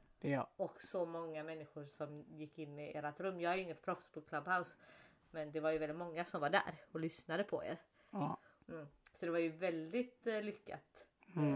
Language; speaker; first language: Swedish; native; Swedish